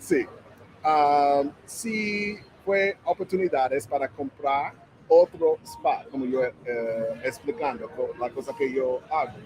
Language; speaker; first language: Spanish; non-native, learner; English